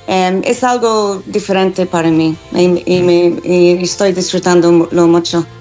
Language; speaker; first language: Spanish; non-native, fluent; English